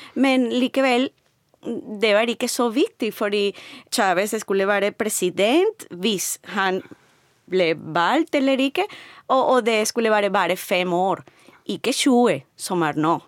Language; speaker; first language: Norwegian; non-native, learner; Spanish